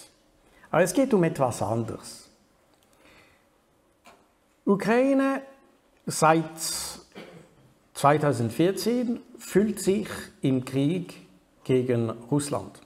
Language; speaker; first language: German; non-native, fluent; French